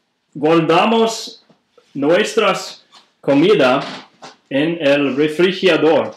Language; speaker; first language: Spanish; non-native, learner; English